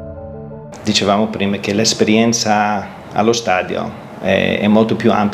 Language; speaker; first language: Italian; non-native, fluent; English